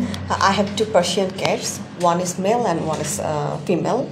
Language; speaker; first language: English; non-native, fluent; Bangla